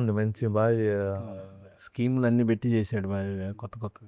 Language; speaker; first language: Telugu; native; Telugu